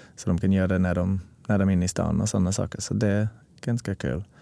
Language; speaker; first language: Swedish; non-native, fluent; English